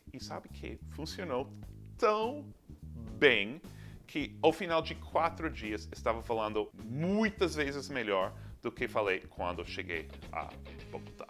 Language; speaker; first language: Portuguese; non-native, fluent; English